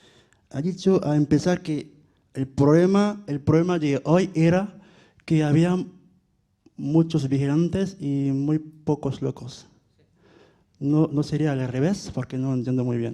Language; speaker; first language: Spanish; early bilingual, heritage; Spanish